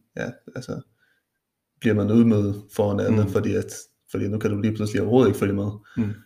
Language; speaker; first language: Danish; non-native, local second language; Faroese